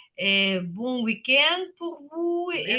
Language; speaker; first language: French; non-native, fluent; Ukrainian